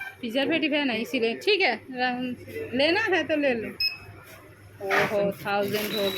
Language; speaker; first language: Hindi; non-native, local second language; Bangla